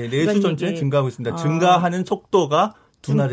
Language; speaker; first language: Korean; native; Korean